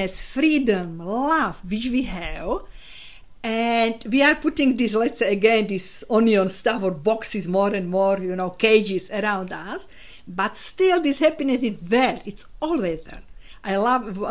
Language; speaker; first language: English; non-native, fluent; Slovak